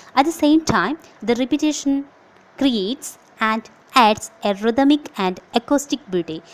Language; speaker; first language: English; non-native, local second language; Malayalam